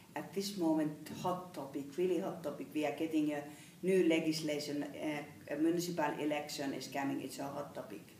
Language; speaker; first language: English; non-native, fluent; Finnish